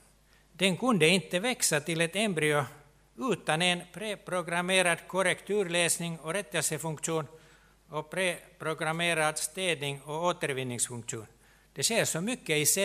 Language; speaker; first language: Swedish; non-native, local second language; Finnish